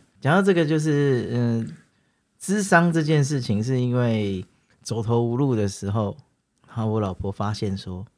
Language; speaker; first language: Chinese; native; Chinese